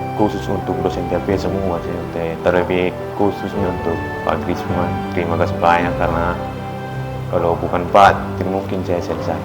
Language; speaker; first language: Indonesian; non-native, local second language; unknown